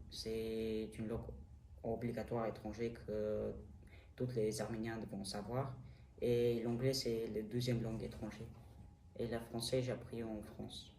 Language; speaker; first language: French; non-native, learner; Armenian